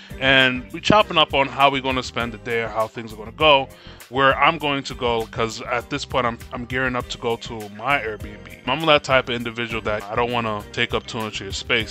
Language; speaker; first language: English; native; English